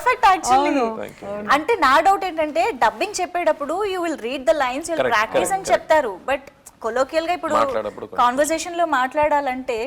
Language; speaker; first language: Telugu; native; Telugu